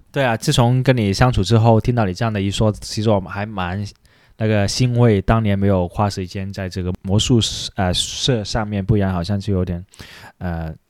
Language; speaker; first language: Chinese; non-native, local second language; Cantonese